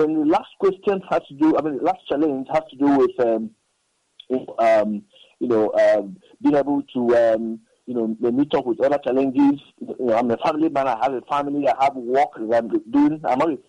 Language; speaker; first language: English; non-native, local second language; Igbo